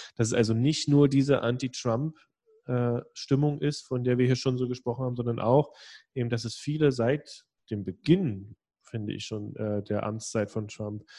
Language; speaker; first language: German; non-native, fluent; English